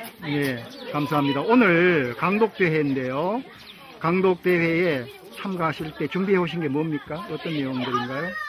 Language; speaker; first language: Korean; native; Korean